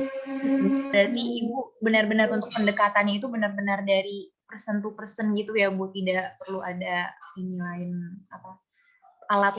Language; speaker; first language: Indonesian; native; Indonesian